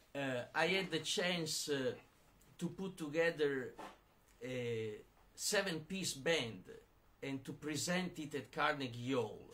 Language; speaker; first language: English; non-native, fluent; Italian